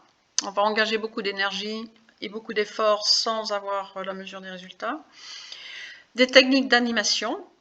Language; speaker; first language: French; native; French